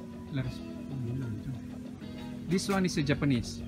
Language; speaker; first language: English; non-native, local second language; Malay